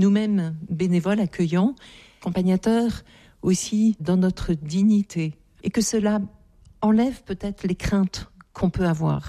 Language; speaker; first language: French; native; French